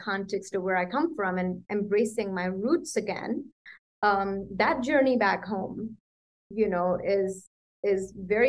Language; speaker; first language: English; non-native, local second language; Punjabi